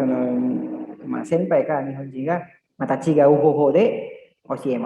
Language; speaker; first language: Japanese; non-native, learner; Indonesian